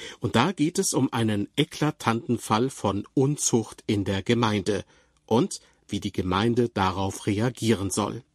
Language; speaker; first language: German; native; German